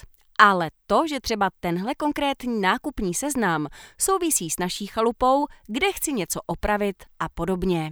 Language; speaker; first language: Czech; native; Czech